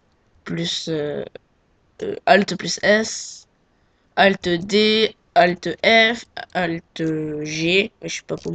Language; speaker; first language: French; native; French